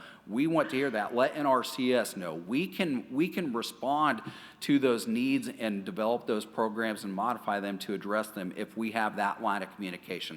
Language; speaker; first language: English; native; English